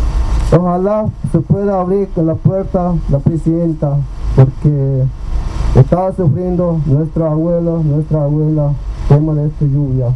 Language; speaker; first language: Spanish; non-native, local second language; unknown